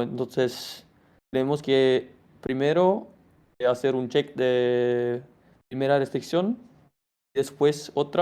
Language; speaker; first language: Spanish; non-native, fluent; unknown